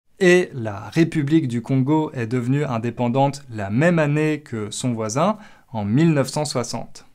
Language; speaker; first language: French; native; French